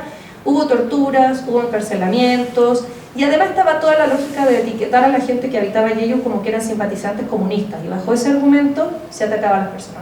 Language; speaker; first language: Spanish; native; Spanish